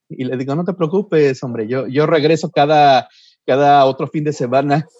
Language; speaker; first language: Spanish; early bilingual, heritage; Spanish